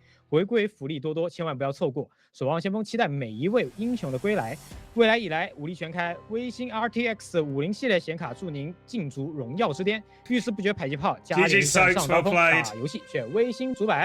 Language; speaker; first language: Chinese; native; Chinese